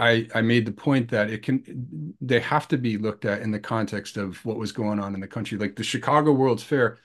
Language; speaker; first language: English; native; English